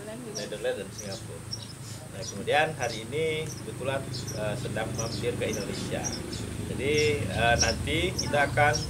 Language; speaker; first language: Indonesian; native; Indonesian